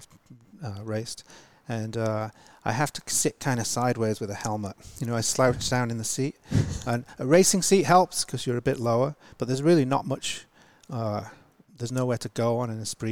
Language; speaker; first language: English; native; English